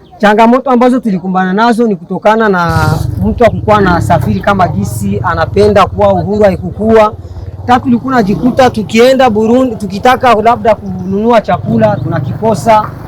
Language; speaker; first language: Swahili; native; Swahili